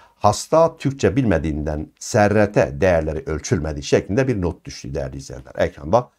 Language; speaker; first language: Turkish; non-native, local second language; Kurdish